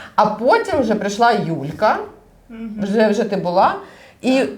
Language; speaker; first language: Ukrainian; non-native, local second language; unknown